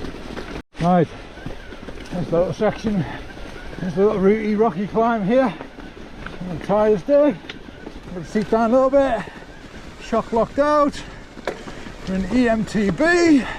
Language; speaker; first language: English; native; English